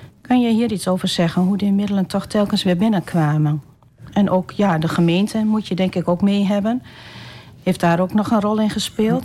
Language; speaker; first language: Dutch; native; Dutch